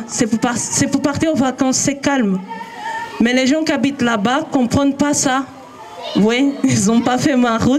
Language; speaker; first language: French; non-native, learner; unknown